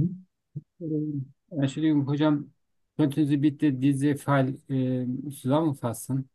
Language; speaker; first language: German; non-native, learner; Turkish